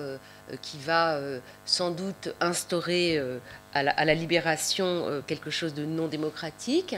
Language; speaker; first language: French; native; French